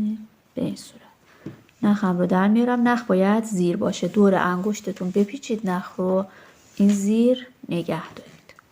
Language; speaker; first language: Persian; native; Persian